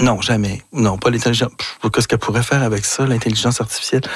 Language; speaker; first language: French; native; French